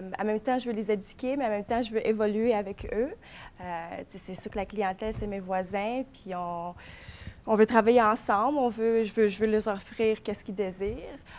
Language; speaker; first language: French; non-native, local second language; English